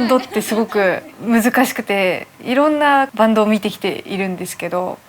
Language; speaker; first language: Japanese; native; Japanese